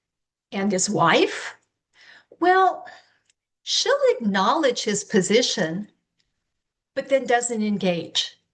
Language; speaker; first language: English; native; English